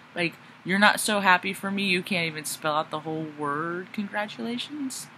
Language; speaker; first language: English; native; English